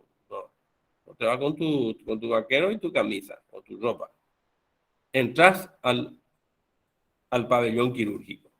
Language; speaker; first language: Spanish; native; Spanish